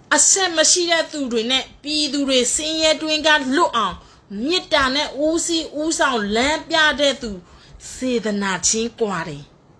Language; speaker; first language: Burmese; non-native, local second language; S'gaw Karen